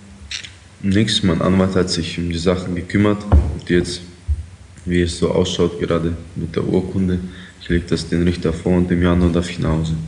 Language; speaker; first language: German; early bilingual, other home language; Ukrainian